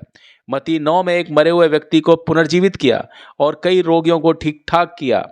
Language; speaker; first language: Hindi; native; Hindi